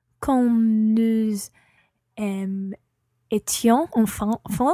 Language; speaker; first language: French; non-native, learner; English